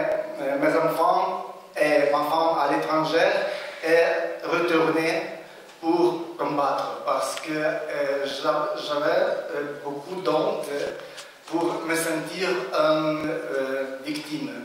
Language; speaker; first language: French; non-native, fluent; Ukrainian